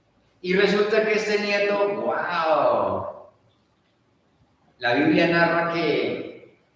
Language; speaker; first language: Spanish; native; Spanish